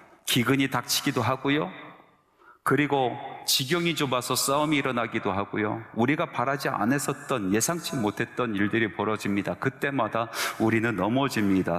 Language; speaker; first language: Korean; native; Korean